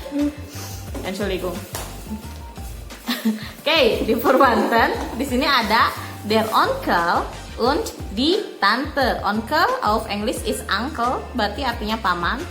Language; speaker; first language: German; non-native, learner; Indonesian